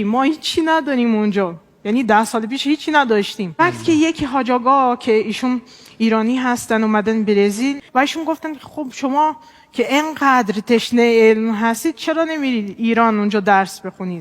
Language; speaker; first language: Persian; non-native, fluent; Portuguese